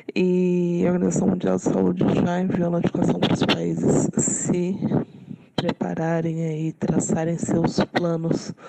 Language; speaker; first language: Portuguese; native; Portuguese